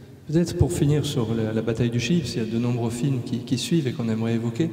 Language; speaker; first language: French; native; French